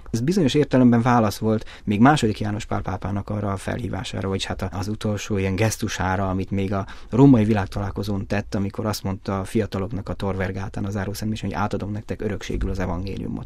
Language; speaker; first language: Hungarian; native; Hungarian